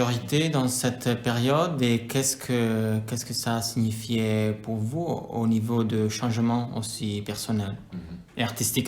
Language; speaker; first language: French; non-native, fluent; Italian